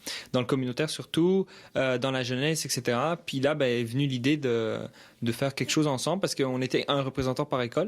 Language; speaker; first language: French; early bilingual, other home language; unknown